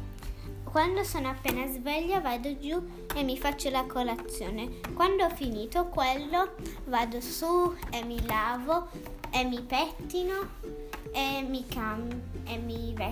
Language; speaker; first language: Italian; early bilingual, heritage; Italian